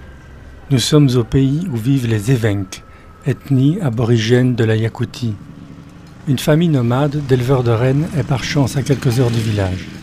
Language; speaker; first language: French; native; French